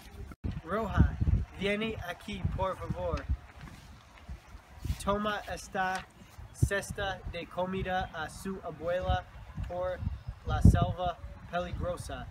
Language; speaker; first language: Spanish; non-native, learner; English